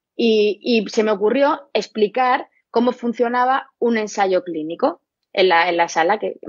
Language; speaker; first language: Spanish; native; Spanish